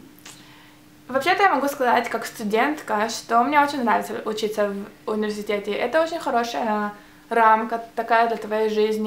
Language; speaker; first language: Russian; early bilingual, heritage; Russian